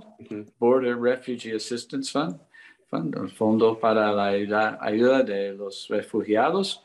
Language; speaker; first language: Spanish; non-native, learner; English